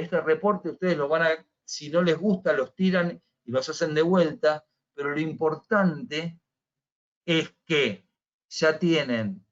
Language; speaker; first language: Spanish; native; Spanish